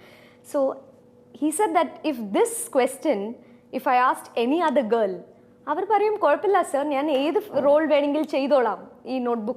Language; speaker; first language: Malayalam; non-native, fluent; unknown